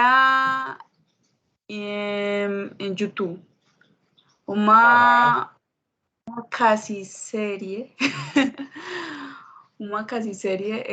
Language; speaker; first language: Portuguese; non-native, learner; Spanish